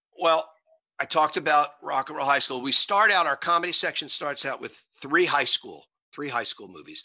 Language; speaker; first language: English; native; English